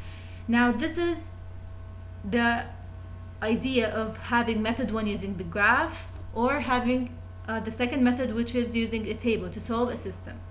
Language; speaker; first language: English; non-native, fluent; Arabic